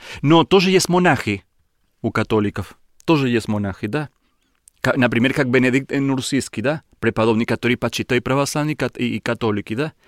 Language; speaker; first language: Russian; non-native, learner; Spanish